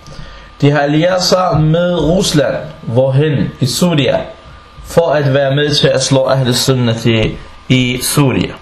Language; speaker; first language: Danish; non-native, fluent; Arabic